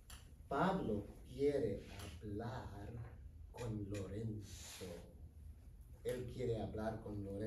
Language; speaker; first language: Spanish; non-native, fluent; English